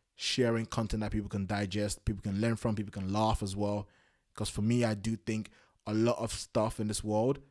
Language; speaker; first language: English; non-native, local second language; Yoruba